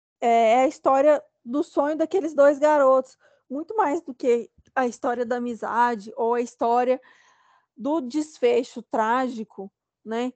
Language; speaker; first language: Portuguese; native; Portuguese